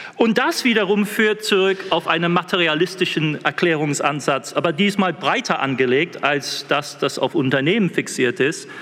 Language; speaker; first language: German; non-native, fluent; English